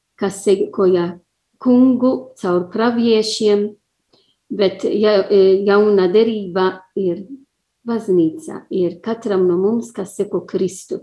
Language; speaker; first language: Latvian; non-native, learner; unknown